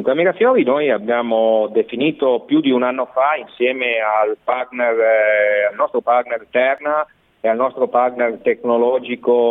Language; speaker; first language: Italian; native; Italian